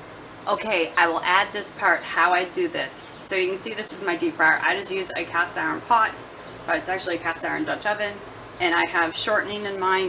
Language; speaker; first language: English; native; English